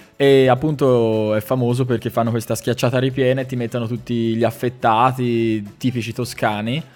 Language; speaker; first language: Italian; native; Italian